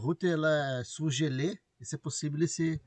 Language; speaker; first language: French; non-native, learner; Portuguese